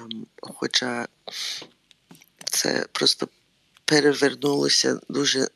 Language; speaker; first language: Ukrainian; early bilingual, heritage; Ukrainian